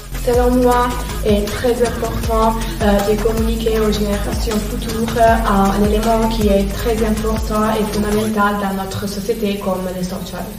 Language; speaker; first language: French; non-native, learner; Italian